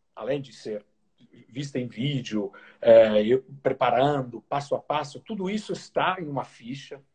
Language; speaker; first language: Portuguese; non-native, fluent; Italian